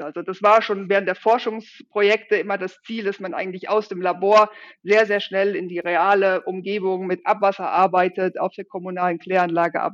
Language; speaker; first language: German; native; German